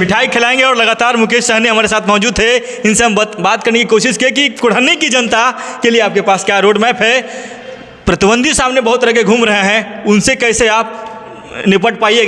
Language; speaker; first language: Hindi; native; Hindi